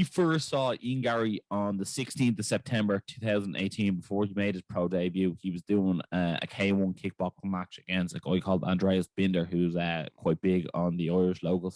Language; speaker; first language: English; native; English